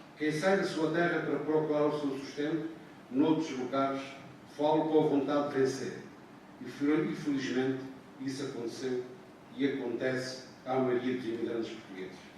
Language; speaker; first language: Portuguese; native; Portuguese